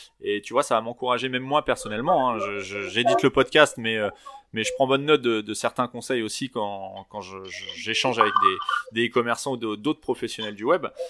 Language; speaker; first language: French; native; French